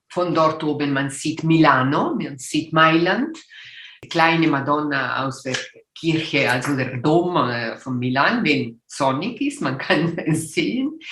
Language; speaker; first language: German; non-native, local second language; Italian